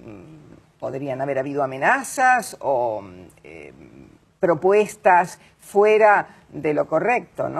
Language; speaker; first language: Spanish; native; Spanish